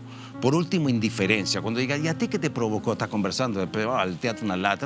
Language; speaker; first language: Spanish; native; Spanish